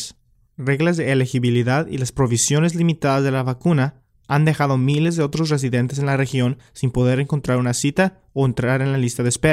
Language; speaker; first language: Spanish; native; Spanish